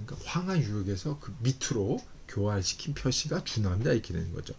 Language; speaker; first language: Korean; native; Korean